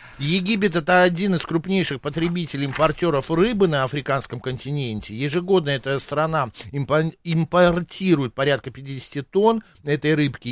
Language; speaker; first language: Russian; native; Russian